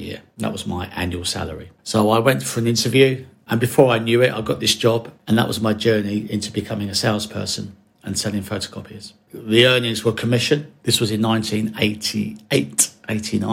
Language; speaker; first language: English; native; English